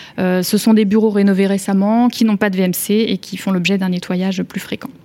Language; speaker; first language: French; native; French